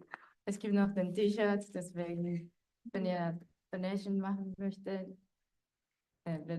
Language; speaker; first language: German; non-native, fluent; Japanese